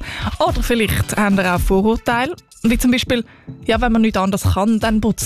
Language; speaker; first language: German; native; German